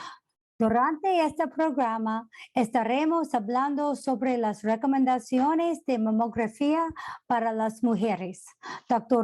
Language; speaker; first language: Spanish; non-native, fluent; English